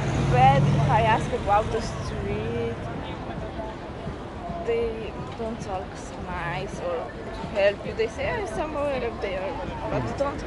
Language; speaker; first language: English; non-native, learner; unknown